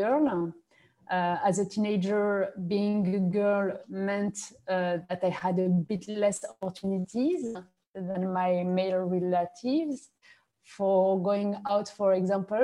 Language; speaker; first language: English; non-native, fluent; French